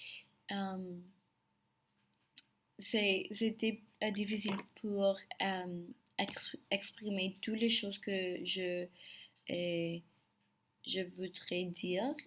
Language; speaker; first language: French; non-native, learner; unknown